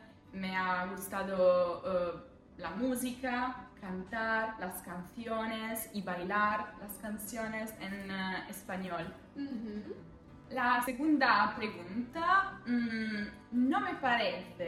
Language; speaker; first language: Spanish; non-native, fluent; Italian